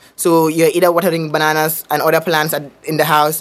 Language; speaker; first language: English; non-native, local second language; Wolof